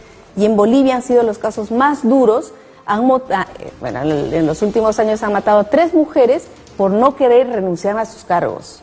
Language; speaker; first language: Spanish; native; Spanish